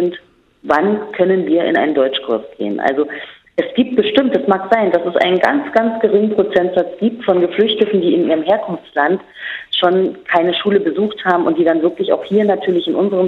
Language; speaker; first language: German; native; German